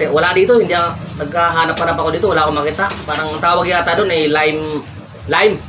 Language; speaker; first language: Filipino; non-native, local second language; Cebuano